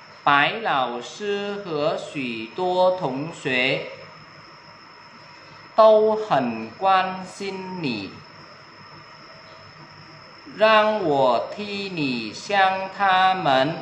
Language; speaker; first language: Chinese; non-native, fluent; Vietnamese